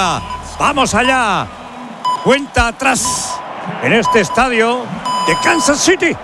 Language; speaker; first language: Spanish; native; Spanish